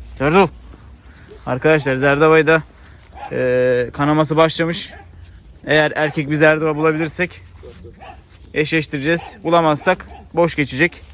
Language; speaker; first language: Turkish; native; Turkish